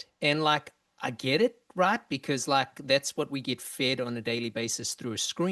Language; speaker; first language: English; native; English